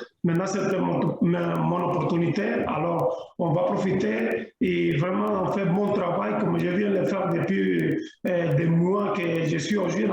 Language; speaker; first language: French; non-native, learner; Spanish